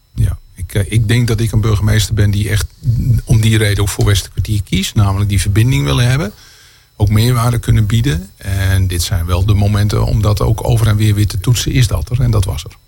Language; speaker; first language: Dutch; native; Dutch